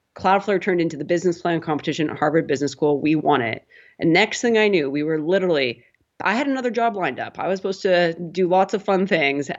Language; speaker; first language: English; native; English